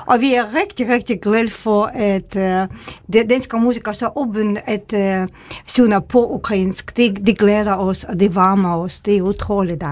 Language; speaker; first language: Danish; non-native, learner; Ukrainian